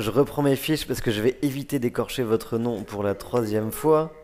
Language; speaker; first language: French; native; French